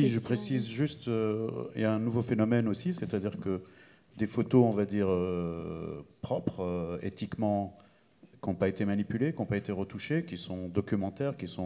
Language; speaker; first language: French; native; French